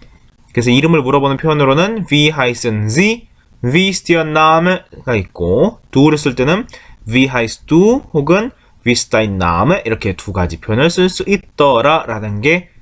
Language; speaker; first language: German; non-native, learner; Korean